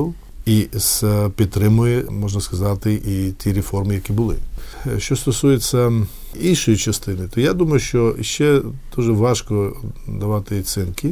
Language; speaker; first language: Ukrainian; non-native, fluent; Georgian